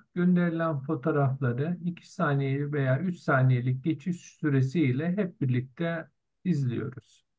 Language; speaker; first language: Turkish; native; Turkish